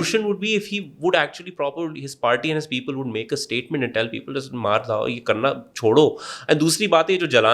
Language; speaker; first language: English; non-native, local second language; Urdu